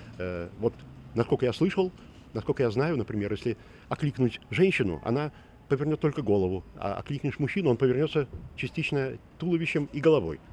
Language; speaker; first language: Russian; native; Russian